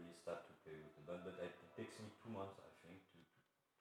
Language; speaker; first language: English; non-native, fluent; Arabic